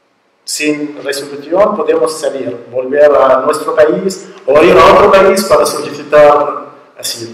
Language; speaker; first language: Spanish; non-native, learner; Arabic